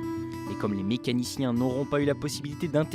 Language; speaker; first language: French; native; French